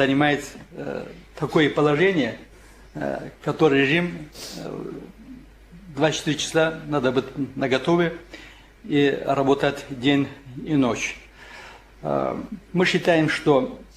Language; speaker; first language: Russian; non-native, local second language; Tajik